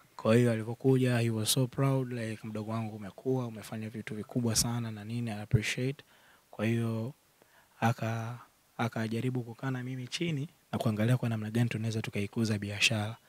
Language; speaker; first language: Swahili; native; Swahili